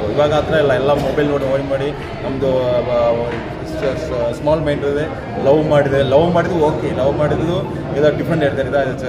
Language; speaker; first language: Kannada; non-native, learner; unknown